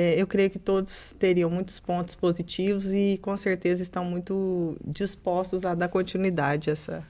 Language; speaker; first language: Portuguese; native; Portuguese